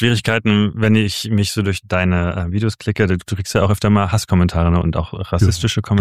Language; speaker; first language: German; native; German